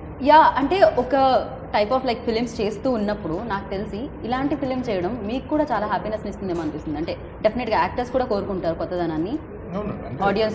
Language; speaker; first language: Telugu; native; Telugu